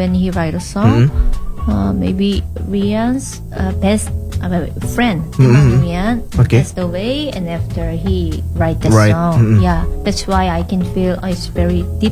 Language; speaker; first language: English; non-native, learner; Korean